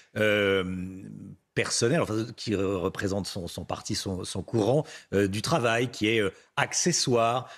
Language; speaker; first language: French; native; French